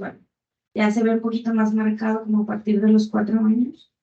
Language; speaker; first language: Spanish; native; Spanish